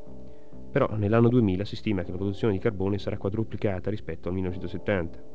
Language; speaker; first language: Italian; native; Italian